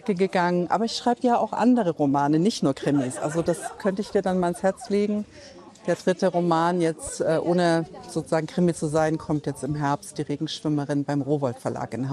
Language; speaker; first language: German; native; German